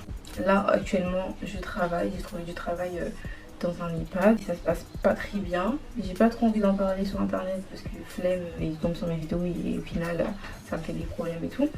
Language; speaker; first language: French; native; French